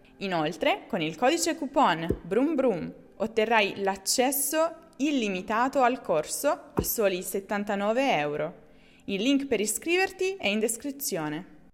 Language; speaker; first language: Italian; native; Italian